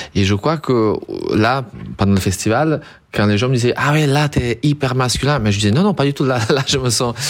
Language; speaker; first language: French; non-native, fluent; Italian